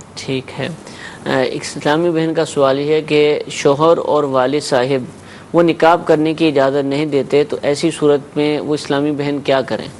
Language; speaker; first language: Urdu; native; Urdu